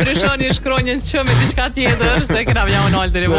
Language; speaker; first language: Albanian; native; Albanian